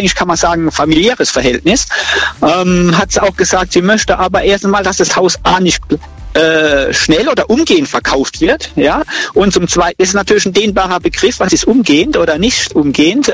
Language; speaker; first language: German; native; German